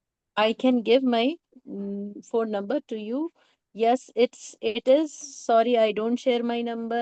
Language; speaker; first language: English; non-native, local second language; Hindi